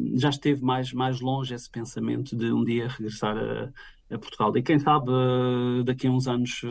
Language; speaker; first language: Portuguese; native; Portuguese